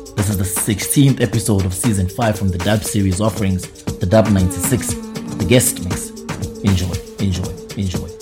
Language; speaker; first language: English; non-native, local second language; Zulu